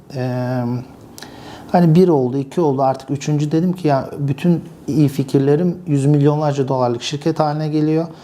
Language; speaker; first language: Turkish; early bilingual, other home language; English